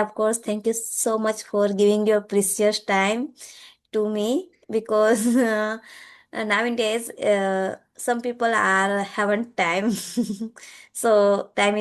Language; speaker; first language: English; non-native, learner; Gujarati